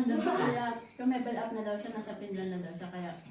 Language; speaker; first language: Filipino; non-native, local second language; Bikol